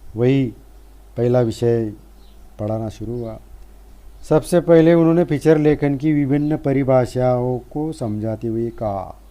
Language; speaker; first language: Hindi; non-native, local second language; Marathi